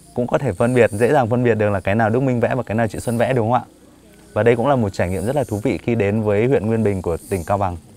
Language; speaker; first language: Vietnamese; native; Vietnamese